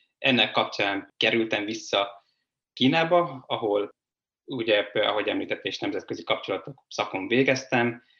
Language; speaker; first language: Hungarian; native; Hungarian